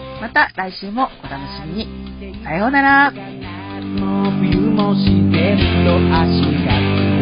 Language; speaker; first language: Japanese; native; Japanese